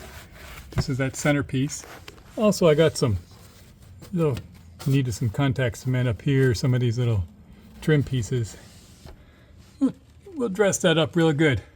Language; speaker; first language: English; native; English